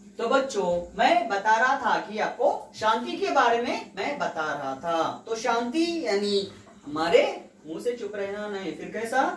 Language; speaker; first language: Hindi; non-native, local second language; Telugu